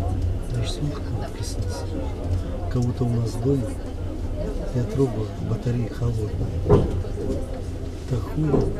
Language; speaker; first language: Russian; native; Russian